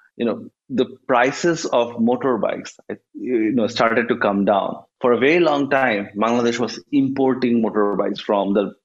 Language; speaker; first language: English; non-native, local second language; Bangla